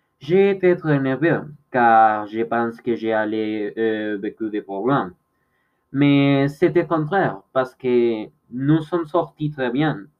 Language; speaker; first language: French; non-native, learner; Spanish